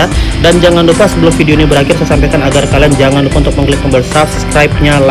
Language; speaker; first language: Indonesian; native; Indonesian